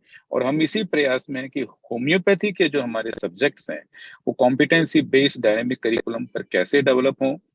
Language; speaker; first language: Hindi; native; Hindi